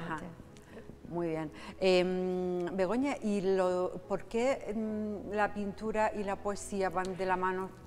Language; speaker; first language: Spanish; native; Spanish